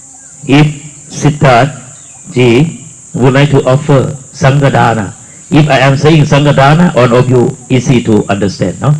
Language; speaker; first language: English; non-native, learner; Thai